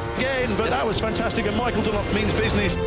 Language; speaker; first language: English; native; English